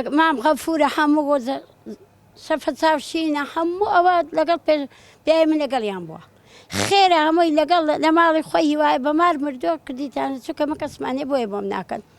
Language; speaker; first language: Central Kurdish; native; Central Kurdish